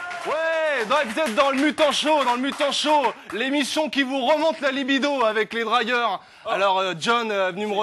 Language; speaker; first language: French; native; French